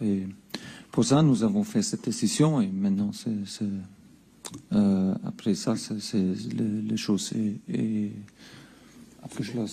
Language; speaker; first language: French; non-native, fluent; German